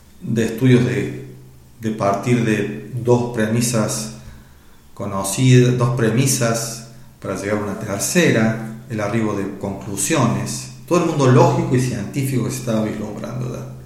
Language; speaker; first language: Spanish; native; Spanish